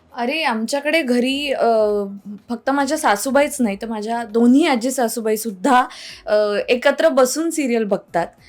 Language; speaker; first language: Marathi; native; Marathi